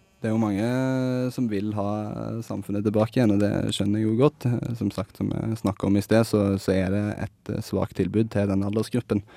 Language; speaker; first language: Norwegian; native; Norwegian